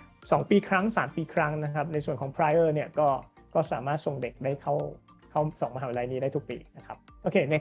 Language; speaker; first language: Thai; native; Thai